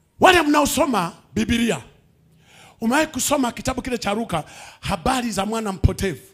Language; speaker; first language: Swahili; native; Swahili